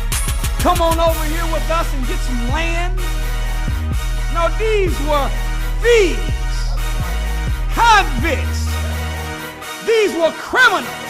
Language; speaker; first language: English; native; English